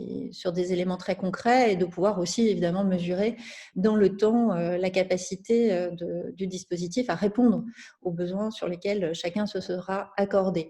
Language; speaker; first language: French; native; French